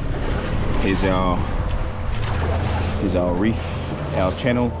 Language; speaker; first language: English; native; English